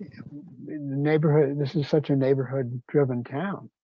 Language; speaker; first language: English; native; English